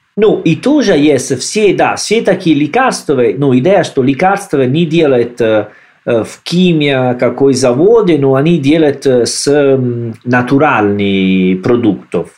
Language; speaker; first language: Russian; non-native, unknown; Italian